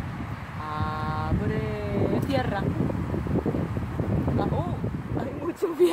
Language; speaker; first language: Spanish; non-native, fluent; English